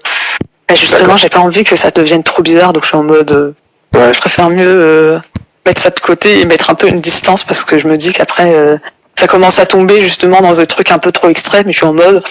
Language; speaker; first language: French; native; French